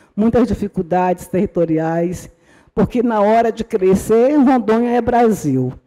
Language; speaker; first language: Portuguese; native; Portuguese